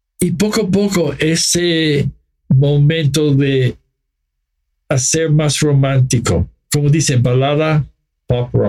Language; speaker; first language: Spanish; non-native, fluent; English